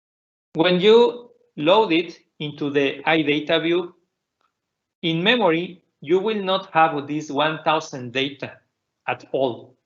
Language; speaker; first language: English; non-native, fluent; Spanish